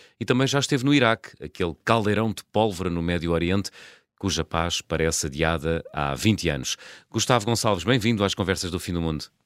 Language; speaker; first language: Portuguese; native; Portuguese